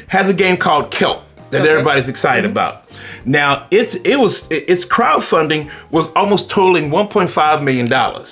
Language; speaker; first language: English; native; English